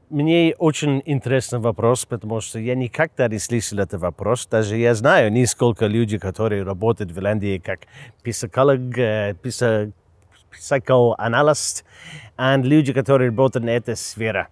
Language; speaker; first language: Russian; non-native, learner; English